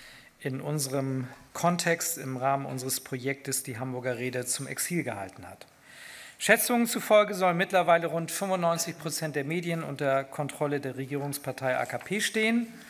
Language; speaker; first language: German; native; German